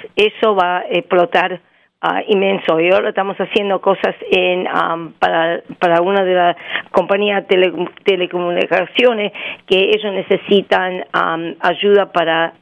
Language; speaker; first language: Spanish; native; Spanish